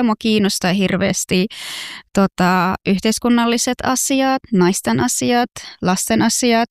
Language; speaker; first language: Finnish; non-native, fluent; Persian